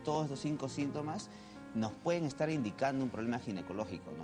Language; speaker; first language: Spanish; native; Spanish